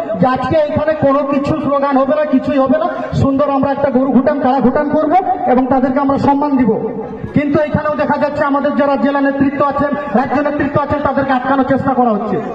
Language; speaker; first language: Bangla; non-native, local second language; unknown